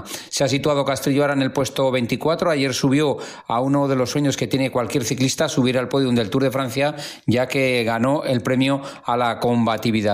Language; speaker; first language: Spanish; native; Spanish